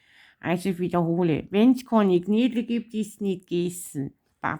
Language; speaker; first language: German; native; German